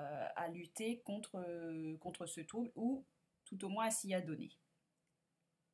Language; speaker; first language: French; native; French